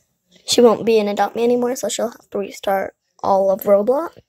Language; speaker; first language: English; native; English